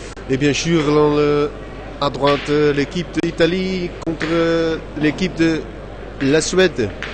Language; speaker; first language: French; non-native, learner; Dutch